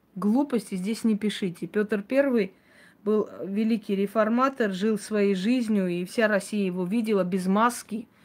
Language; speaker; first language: Russian; non-native, local second language; Armenian